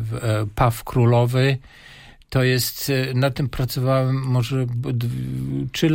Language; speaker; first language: Polish; non-native, fluent; German